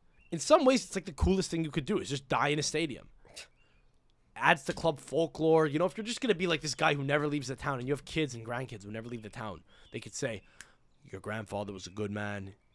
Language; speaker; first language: English; early bilingual, other home language; Italian